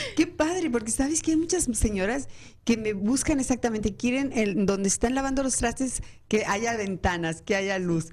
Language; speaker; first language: Spanish; native; Spanish